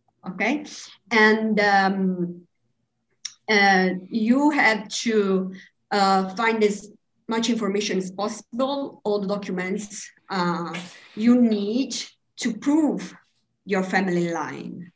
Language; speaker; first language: English; non-native, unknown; Italian